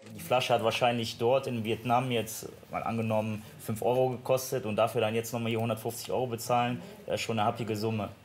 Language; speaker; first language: German; native; German